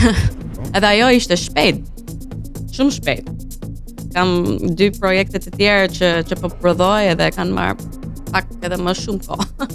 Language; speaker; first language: Albanian; early bilingual, heritage; Albanian